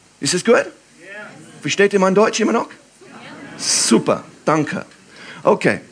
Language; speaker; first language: German; non-native, fluent; English